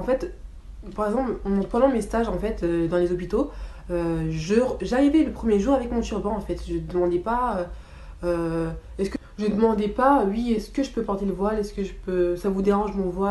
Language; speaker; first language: French; early bilingual, other home language; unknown